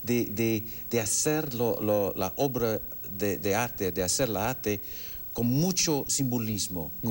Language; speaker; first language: Spanish; non-native, fluent; English